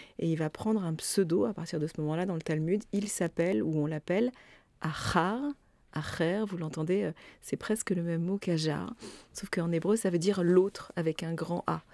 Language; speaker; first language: French; native; French